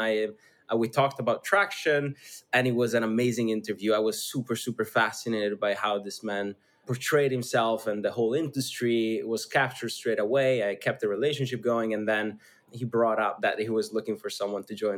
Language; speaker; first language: English; non-native, fluent; Italian